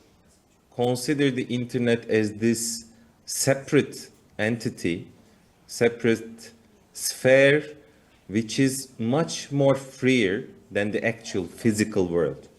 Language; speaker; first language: English; non-native, fluent; Turkish